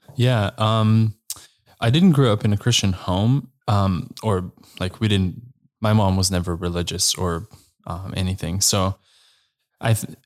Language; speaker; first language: English; non-native, fluent; Slovenian